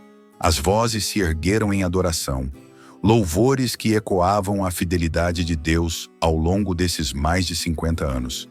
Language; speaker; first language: Portuguese; native; Portuguese